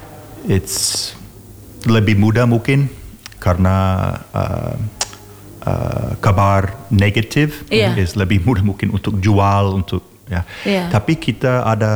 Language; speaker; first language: Indonesian; non-native, learner; English